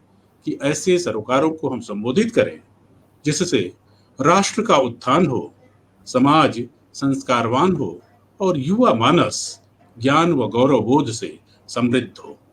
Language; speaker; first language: Hindi; native; Hindi